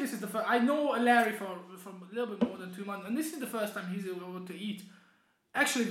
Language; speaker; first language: English; non-native, fluent; Hungarian